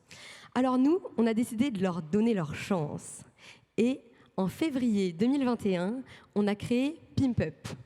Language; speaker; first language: French; native; French